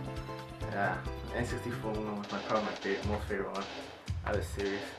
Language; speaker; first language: English; native; English